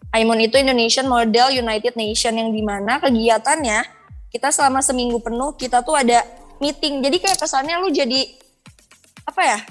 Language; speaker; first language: Indonesian; native; Indonesian